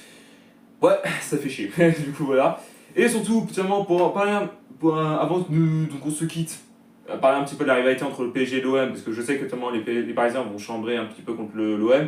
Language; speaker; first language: French; native; French